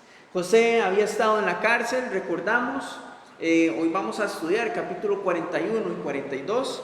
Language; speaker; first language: Spanish; native; Spanish